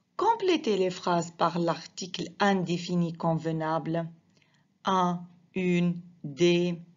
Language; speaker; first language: French; non-native, fluent; Arabic